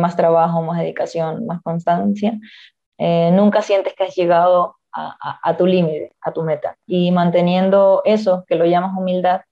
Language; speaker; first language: Spanish; native; Spanish